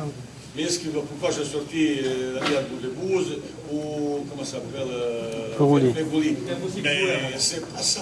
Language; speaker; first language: French; non-native, learner; Bosnian